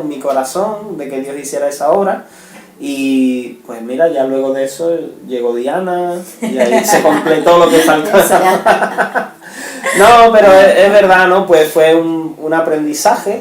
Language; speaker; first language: Spanish; native; Spanish